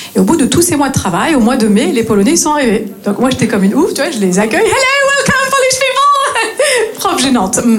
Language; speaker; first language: French; native; French